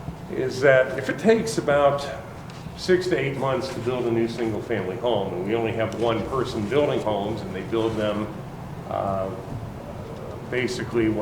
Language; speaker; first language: English; native; English